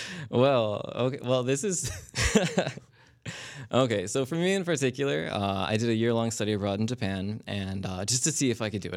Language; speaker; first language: English; native; English